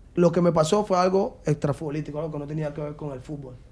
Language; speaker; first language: Spanish; native; Spanish